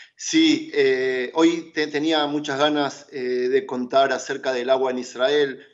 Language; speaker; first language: Spanish; native; Spanish